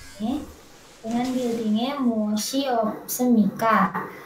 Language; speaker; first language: Korean; non-native, learner; Indonesian